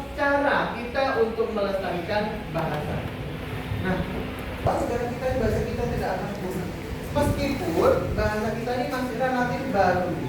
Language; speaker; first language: Indonesian; non-native, local second language; Javanese